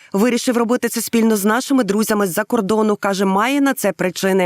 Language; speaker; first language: Ukrainian; native; Ukrainian